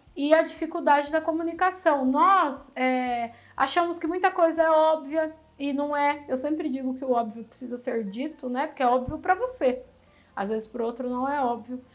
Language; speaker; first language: Portuguese; native; Portuguese